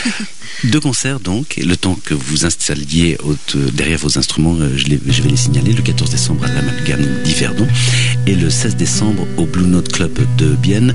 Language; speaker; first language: French; native; French